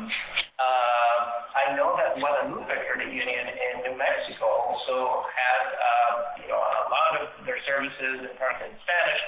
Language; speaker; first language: English; non-native, fluent; Spanish